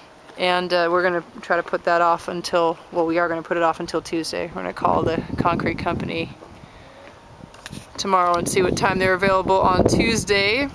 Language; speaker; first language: English; native; English